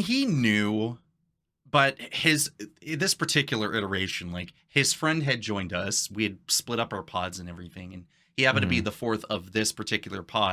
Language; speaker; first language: English; native; English